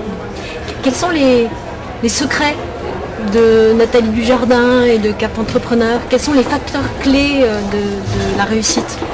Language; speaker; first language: French; native; French